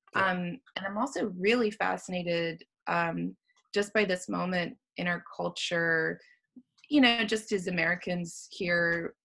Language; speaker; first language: English; native; English